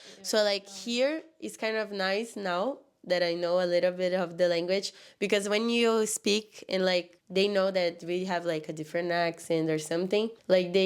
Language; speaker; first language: English; non-native, learner; Portuguese